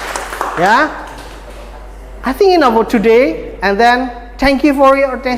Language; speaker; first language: English; non-native, fluent; Indonesian